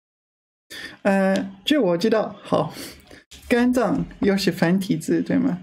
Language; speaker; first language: Chinese; non-native, learner; English